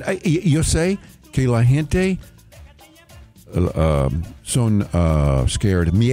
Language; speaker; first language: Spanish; non-native, learner; English